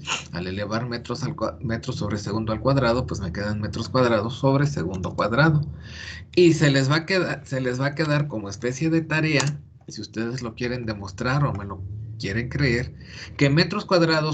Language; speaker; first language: Spanish; native; Spanish